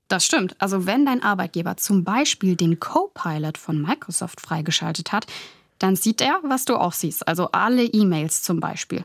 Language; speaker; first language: German; native; German